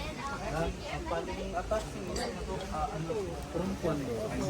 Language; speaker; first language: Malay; non-native, local second language; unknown